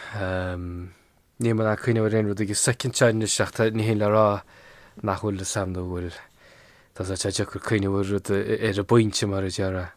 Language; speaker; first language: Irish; non-native, local second language; English